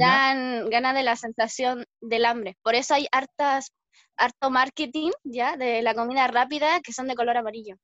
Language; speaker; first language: Spanish; native; Spanish